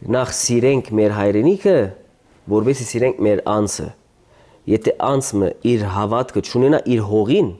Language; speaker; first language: Armenian; early bilingual, heritage; Armenian